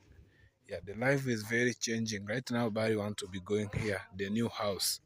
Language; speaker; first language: English; non-native, learner; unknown